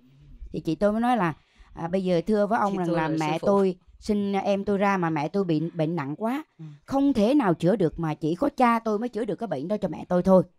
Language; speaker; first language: Vietnamese; native; Vietnamese